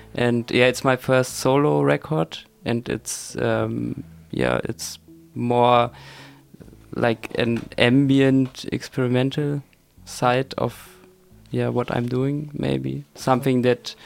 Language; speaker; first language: English; non-native, fluent; German